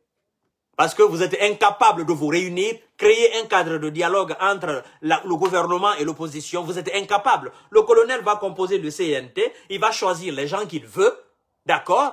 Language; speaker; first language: French; non-native, local second language; Mandingo